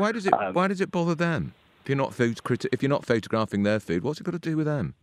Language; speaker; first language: English; native; English